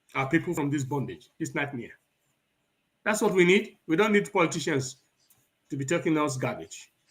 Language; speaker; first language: English; non-native, local second language; Yoruba